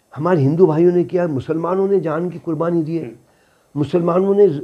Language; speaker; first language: Hindi; native; Hindi